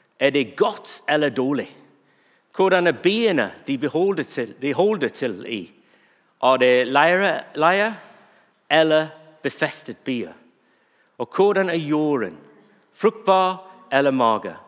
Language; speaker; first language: Norwegian; non-native, fluent; English